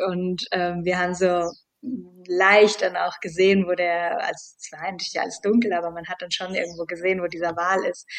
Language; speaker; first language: German; native; German